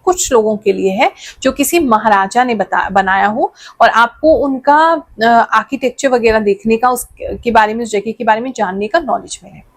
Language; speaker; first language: Hindi; native; Hindi